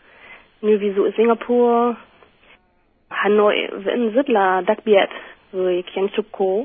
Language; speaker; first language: Vietnamese; non-native, fluent; German